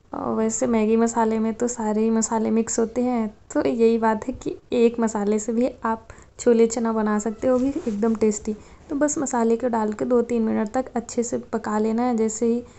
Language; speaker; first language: Hindi; native; Hindi